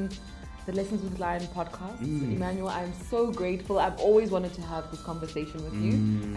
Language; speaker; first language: English; non-native, local second language; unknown